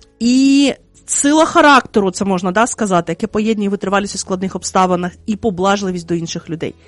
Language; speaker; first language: Ukrainian; native; Ukrainian